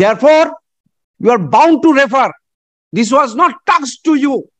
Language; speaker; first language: English; non-native, local second language; Bangla